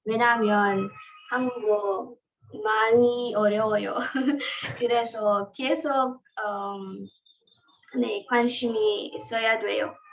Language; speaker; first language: Korean; non-native, learner; Marathi